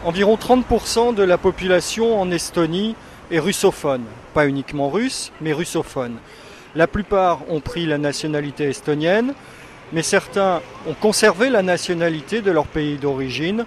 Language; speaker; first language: French; native; French